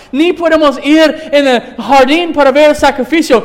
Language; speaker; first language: Spanish; non-native, fluent; English